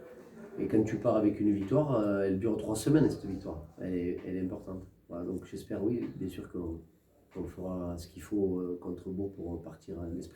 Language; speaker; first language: French; native; French